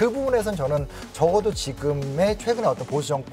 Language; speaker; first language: Korean; native; Korean